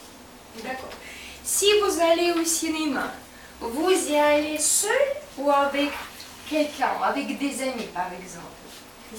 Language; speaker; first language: French; non-native, fluent; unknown